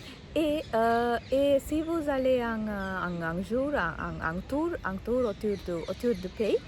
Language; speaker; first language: French; non-native, learner; Sinhala